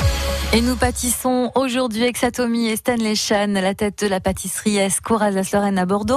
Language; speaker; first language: French; native; French